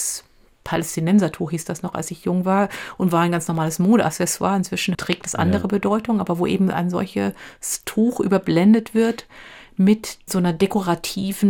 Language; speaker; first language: German; native; German